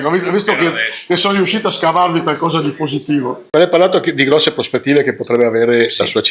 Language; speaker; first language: Italian; native; Italian